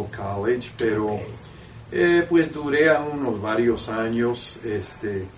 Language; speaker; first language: Spanish; early bilingual, heritage; Spanish